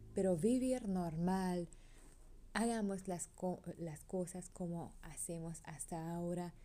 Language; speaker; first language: Spanish; non-native, learner; Hungarian